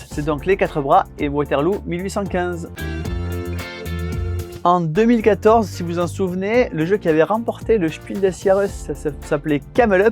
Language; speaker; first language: French; native; French